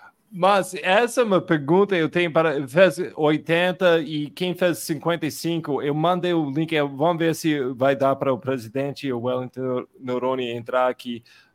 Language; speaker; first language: Portuguese; non-native, fluent; English